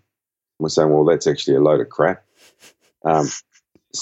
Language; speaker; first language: English; native; English